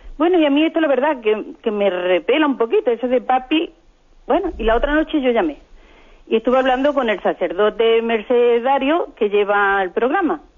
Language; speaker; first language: Spanish; native; Spanish